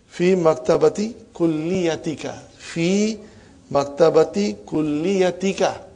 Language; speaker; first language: Arabic; non-native, fluent; English